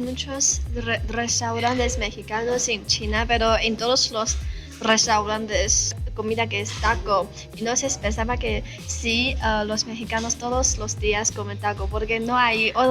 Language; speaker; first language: Spanish; non-native, learner; Chinese